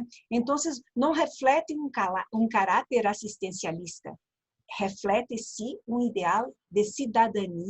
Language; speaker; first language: Spanish; non-native, learner; Portuguese